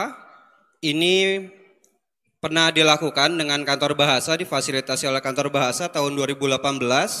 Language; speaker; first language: Indonesian; native; Indonesian